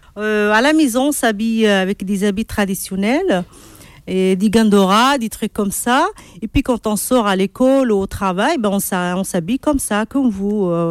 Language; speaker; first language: French; non-native, local second language; Arabic